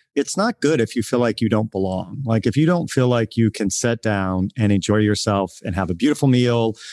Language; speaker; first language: English; native; English